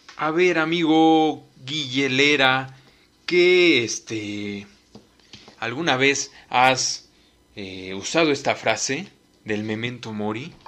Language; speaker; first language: Spanish; native; Spanish